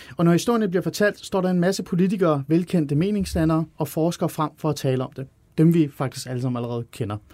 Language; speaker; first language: Danish; early bilingual, other home language; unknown